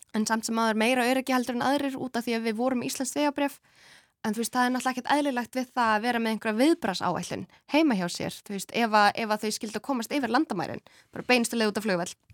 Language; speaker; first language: Icelandic; early bilingual, other home language; Kurdish